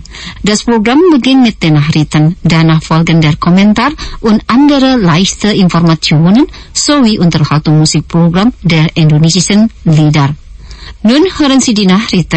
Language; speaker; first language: German; non-native, fluent; Indonesian